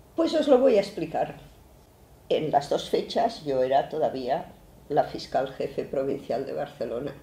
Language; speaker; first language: Spanish; native; Spanish